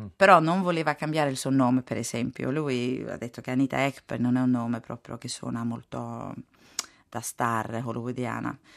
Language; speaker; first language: Italian; non-native, fluent; Swedish